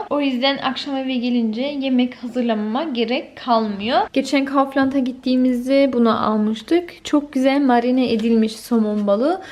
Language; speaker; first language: Turkish; early bilingual, heritage; Turkish